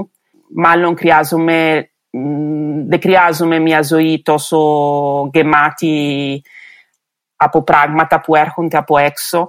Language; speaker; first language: Greek; non-native, fluent; Italian